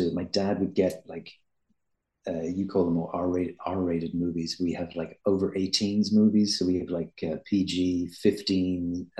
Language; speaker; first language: English; native; English